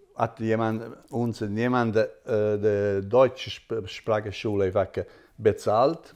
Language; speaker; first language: German; non-native, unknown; Italian